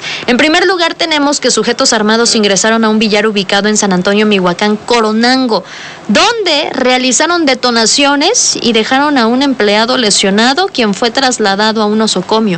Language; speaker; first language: Spanish; native; Spanish